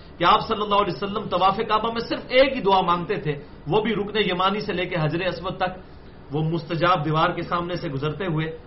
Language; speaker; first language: Urdu; non-native, local second language; Punjabi